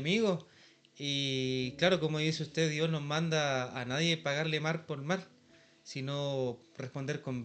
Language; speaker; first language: Spanish; native; Spanish